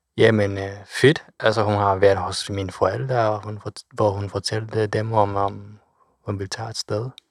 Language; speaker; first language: Danish; non-native, fluent; Japanese